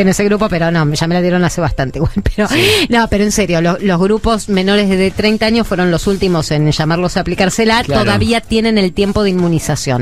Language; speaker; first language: Spanish; native; Spanish